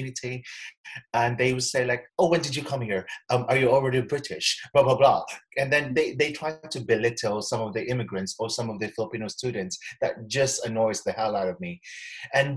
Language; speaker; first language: English; non-native, local second language; Cebuano